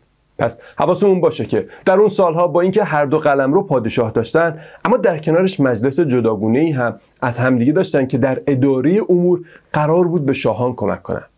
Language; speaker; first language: Persian; native; Persian